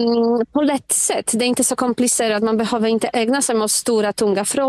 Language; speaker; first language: Swedish; non-native, fluent; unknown